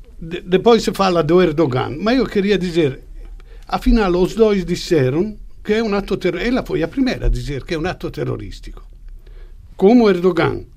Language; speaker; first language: Portuguese; non-native, fluent; Italian